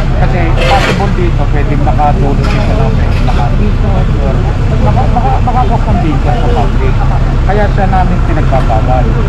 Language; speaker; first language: Filipino; native; Filipino